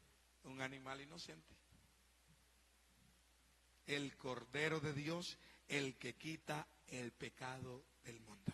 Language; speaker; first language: Spanish; native; Spanish